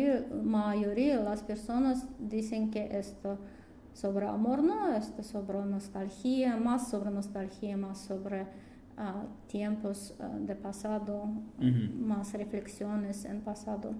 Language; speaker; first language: Spanish; non-native, learner; Russian